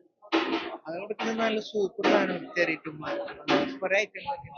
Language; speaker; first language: Malayalam; native; Malayalam